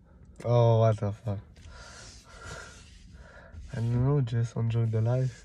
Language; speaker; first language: English; non-native, learner; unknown